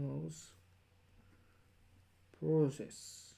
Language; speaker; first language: English; non-native, fluent; Spanish